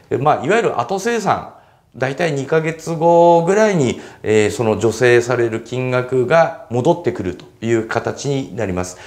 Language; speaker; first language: Japanese; native; Japanese